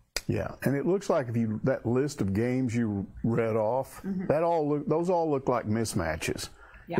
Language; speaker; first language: English; native; English